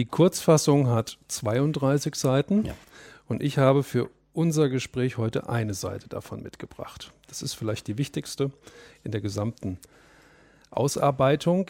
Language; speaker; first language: German; native; German